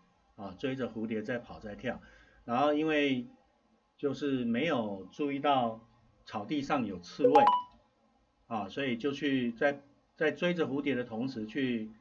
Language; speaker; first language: Chinese; native; Chinese